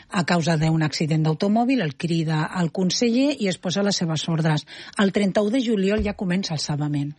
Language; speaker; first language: Catalan; native; Catalan